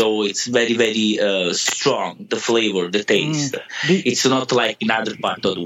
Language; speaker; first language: English; non-native, fluent; Italian